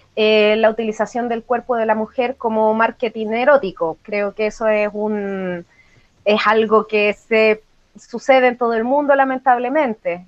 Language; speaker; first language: Spanish; native; Spanish